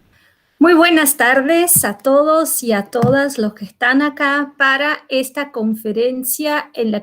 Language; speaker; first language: Spanish; non-native, fluent; Portuguese